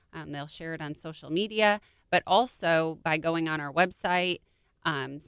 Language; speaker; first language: English; native; English